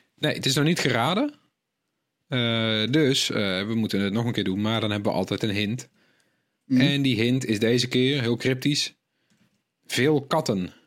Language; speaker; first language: Dutch; native; Dutch